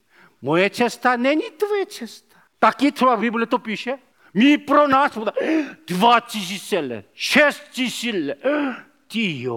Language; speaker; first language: Czech; non-native, learner; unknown